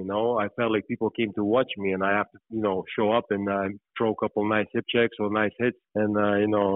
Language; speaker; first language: English; non-native, fluent; Lithuanian